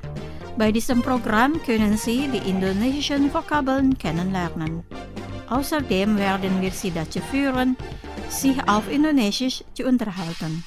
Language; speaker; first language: German; non-native, fluent; Indonesian